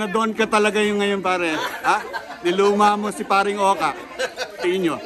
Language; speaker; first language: Filipino; native; Filipino